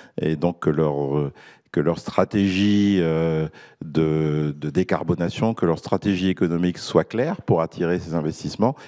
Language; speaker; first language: French; native; French